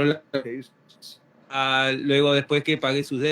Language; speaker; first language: Spanish; native; Spanish